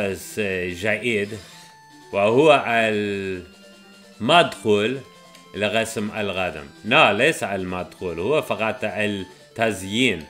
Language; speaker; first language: Arabic; non-native, learner; English